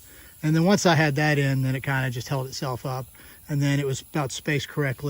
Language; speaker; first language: English; native; English